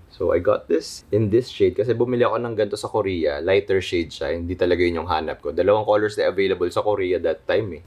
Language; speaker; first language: Filipino; native; Filipino